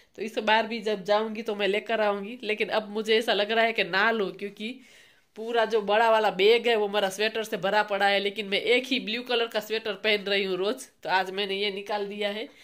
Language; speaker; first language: Hindi; non-native, local second language; Gujarati